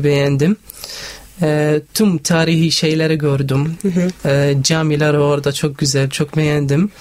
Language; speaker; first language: Turkish; non-native, learner; Arabic